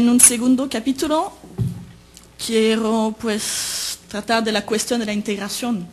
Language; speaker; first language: Spanish; native; Spanish